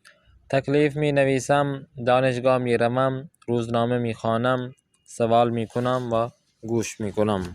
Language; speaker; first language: Persian; non-native, fluent; Urdu